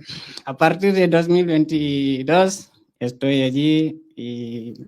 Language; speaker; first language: Spanish; non-native, fluent; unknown